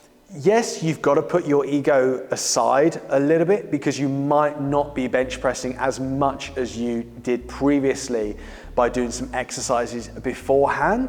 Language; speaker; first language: English; native; English